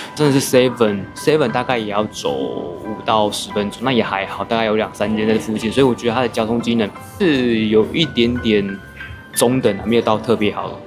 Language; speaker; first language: Chinese; native; Chinese